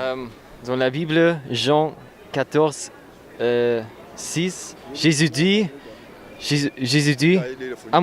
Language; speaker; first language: French; non-native, learner; German